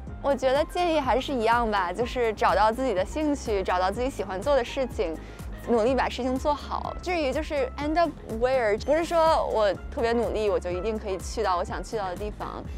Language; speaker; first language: Chinese; native; Chinese